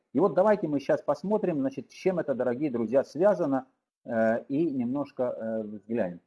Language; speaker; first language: Russian; native; Russian